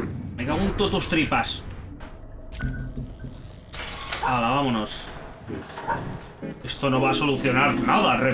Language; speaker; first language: Spanish; native; Spanish